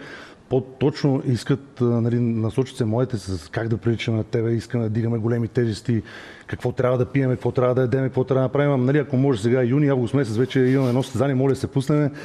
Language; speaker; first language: Bulgarian; native; Bulgarian